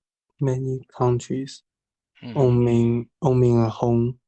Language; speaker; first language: English; non-native, learner; Chinese